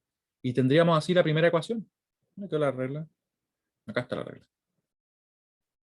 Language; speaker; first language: Spanish; native; Spanish